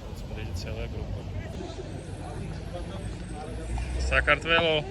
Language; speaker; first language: Russian; native; Russian